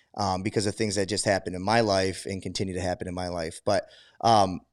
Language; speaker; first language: English; native; English